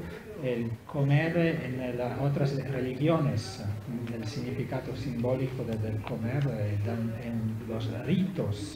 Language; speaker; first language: Spanish; non-native, learner; Italian